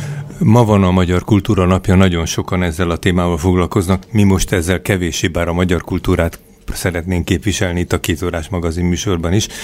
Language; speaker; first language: Hungarian; native; Hungarian